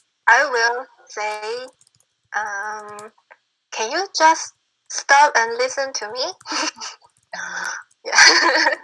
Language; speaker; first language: English; non-native, learner; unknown